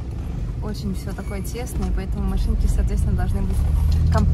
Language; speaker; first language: Russian; native; Russian